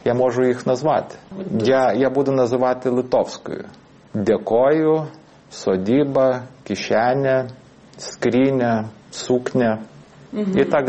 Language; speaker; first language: Ukrainian; non-native, fluent; Lithuanian